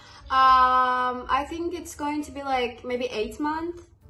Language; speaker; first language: English; non-native, fluent; Persian